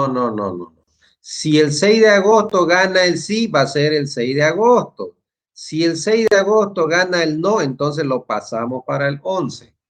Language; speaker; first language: Spanish; native; Spanish